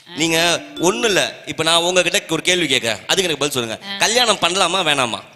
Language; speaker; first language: Tamil; native; Tamil